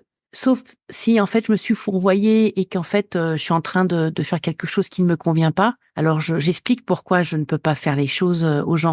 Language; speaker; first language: French; native; French